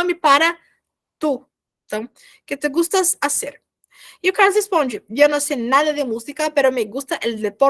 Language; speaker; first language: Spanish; non-native, fluent; Portuguese